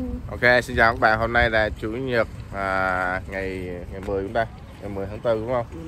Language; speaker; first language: Vietnamese; native; Vietnamese